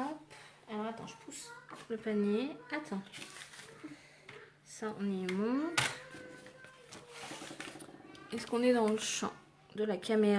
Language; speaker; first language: French; native; French